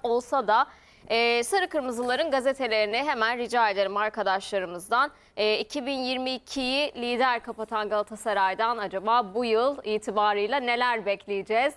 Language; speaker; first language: Turkish; native; Turkish